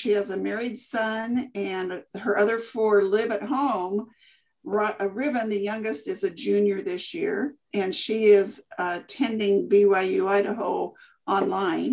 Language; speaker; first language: English; native; English